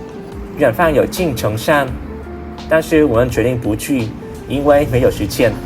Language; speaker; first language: Chinese; non-native, learner; Vietnamese